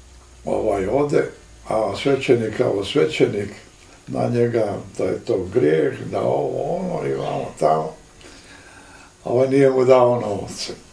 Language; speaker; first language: Serbian; native; Serbian